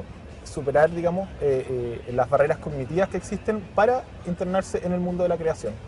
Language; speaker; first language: Spanish; native; Spanish